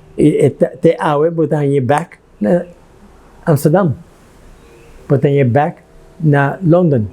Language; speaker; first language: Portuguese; non-native, learner; Papiamento